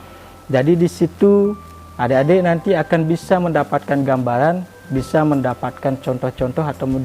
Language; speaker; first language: Indonesian; native; Indonesian